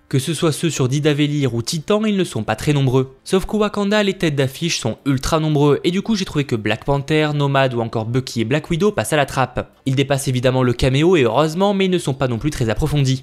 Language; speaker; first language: French; native; French